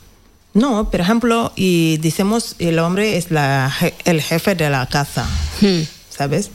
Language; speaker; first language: Spanish; non-native, learner; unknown